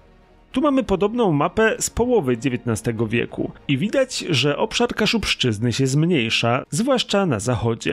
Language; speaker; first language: Polish; native; Polish